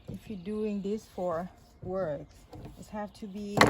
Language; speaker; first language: English; non-native, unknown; Thai